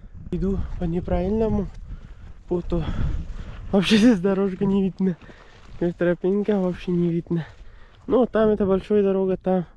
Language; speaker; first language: Russian; non-native, learner; Urdu